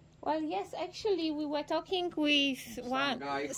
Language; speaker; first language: English; non-native, fluent; Polish